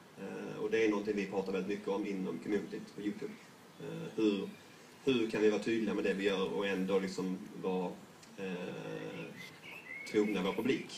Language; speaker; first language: Swedish; native; Swedish